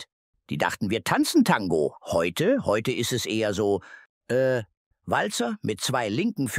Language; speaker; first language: German; native; German